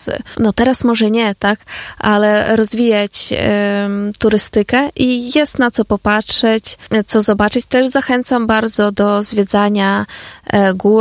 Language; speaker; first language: Polish; non-native, fluent; Ukrainian